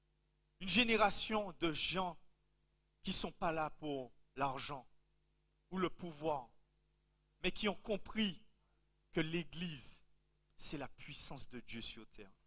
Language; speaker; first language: French; native; French